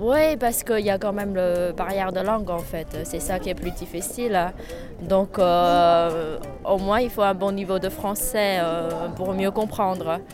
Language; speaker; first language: French; non-native, fluent; Chinese